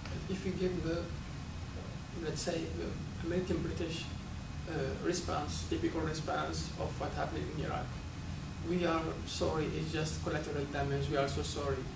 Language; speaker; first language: English; non-native, fluent; Arabic